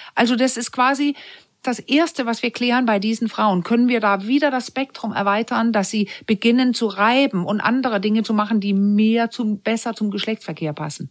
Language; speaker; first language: German; non-native, fluent; Danish